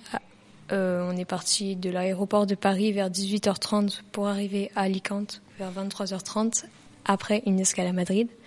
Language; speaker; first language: French; native; French